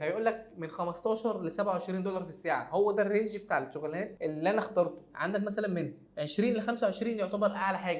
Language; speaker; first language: Arabic; native; Arabic